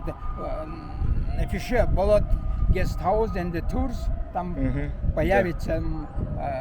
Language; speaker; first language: Russian; non-native, fluent; Mongolian